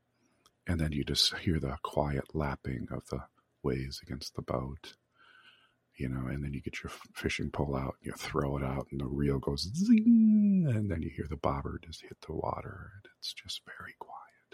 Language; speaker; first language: English; native; English